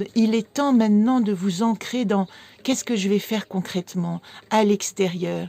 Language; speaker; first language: French; native; French